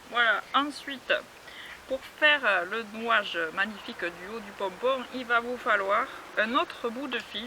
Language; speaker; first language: French; native; French